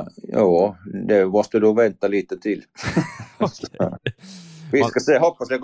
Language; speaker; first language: Swedish; non-native, learner; Finnish